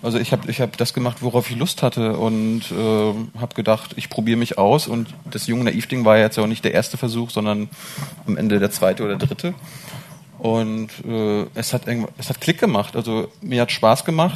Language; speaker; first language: German; native; German